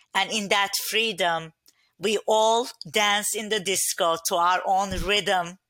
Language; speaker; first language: English; non-native, fluent; Turkish